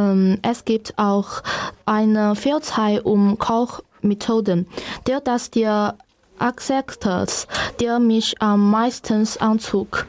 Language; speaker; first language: German; non-native, learner; Chinese